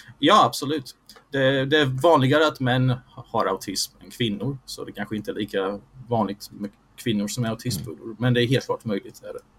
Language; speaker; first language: Swedish; early bilingual, other home language; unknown